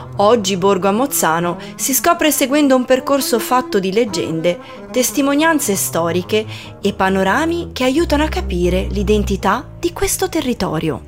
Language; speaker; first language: Italian; native; Italian